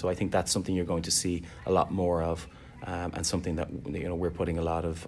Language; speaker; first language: English; native; English